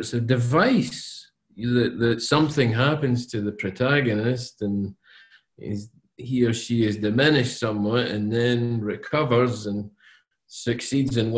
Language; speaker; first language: English; native; English